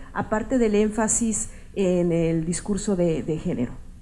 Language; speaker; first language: Spanish; native; Spanish